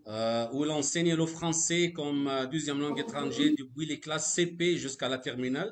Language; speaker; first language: French; non-native, fluent; Arabic